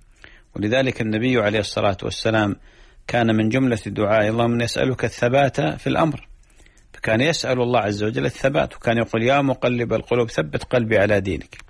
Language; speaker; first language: Arabic; native; Arabic